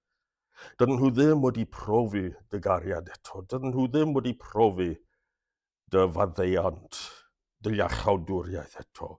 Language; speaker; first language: Welsh; non-native, fluent; English